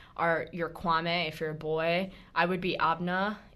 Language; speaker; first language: English; early bilingual, other home language; Spanish